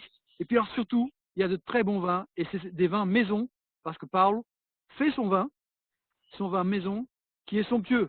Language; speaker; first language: French; native; French